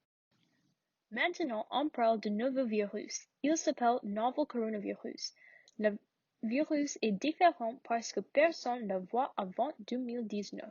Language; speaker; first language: French; non-native, learner; English